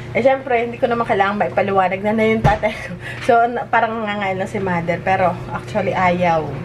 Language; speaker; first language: Filipino; native; Filipino